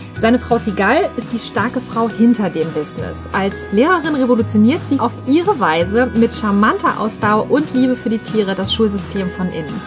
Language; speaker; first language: German; native; German